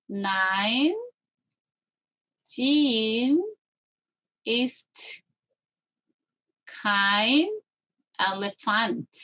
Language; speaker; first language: German; non-native, learner; Korean